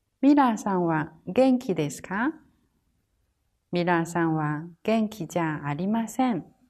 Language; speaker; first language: Japanese; non-native, fluent; Chinese